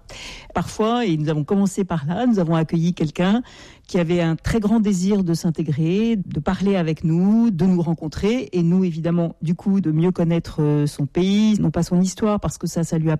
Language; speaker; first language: French; native; French